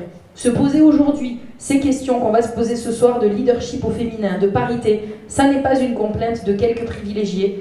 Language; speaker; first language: French; native; French